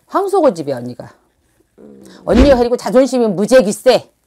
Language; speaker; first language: Korean; native; Korean